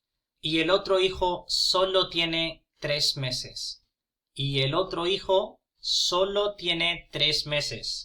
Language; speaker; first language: Spanish; non-native, fluent; Punjabi